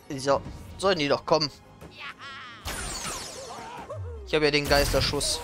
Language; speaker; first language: German; native; German